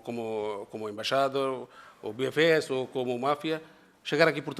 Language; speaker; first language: Portuguese; non-native, learner; Bangla